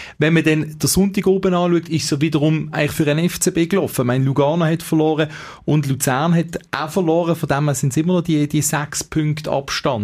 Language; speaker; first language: German; native; German